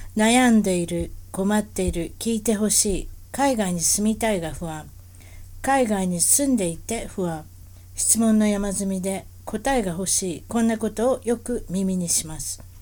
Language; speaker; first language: Japanese; native; Japanese